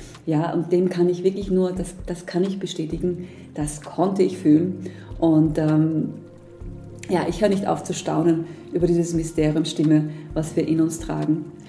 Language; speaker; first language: German; native; German